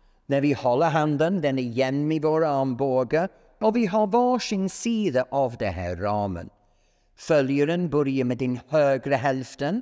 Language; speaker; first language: Swedish; non-native, fluent; English